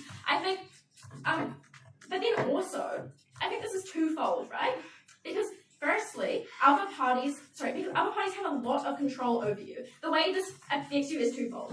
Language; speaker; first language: English; native; English